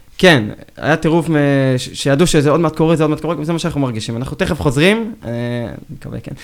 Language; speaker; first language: Hebrew; native; Hebrew